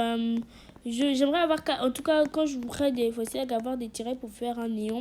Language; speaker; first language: French; native; French